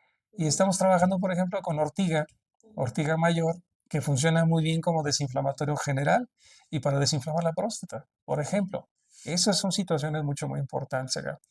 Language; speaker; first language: Spanish; native; Spanish